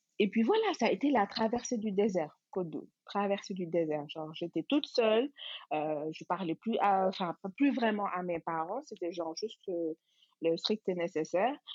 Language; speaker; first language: French; non-native, local second language; Serer